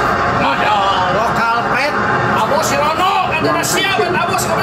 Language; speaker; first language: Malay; non-native, local second language; Sundanese